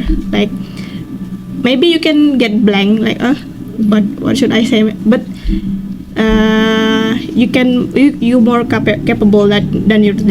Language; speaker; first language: English; non-native, learner; Indonesian